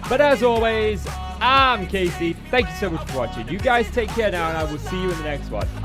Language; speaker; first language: English; native; English